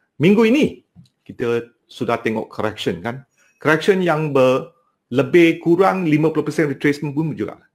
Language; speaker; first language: Malay; non-native, local second language; Cantonese